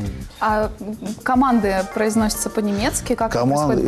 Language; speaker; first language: Russian; native; Russian